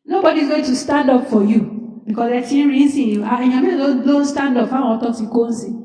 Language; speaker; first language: English; non-native, local second language; Yoruba